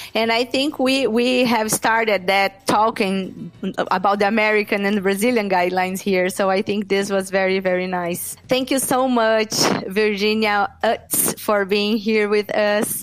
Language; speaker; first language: English; non-native, fluent; Portuguese